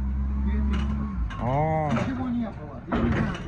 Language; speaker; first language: Russian; native; Russian